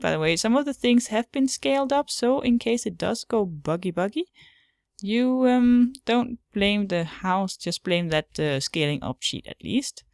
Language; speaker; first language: English; non-native, fluent; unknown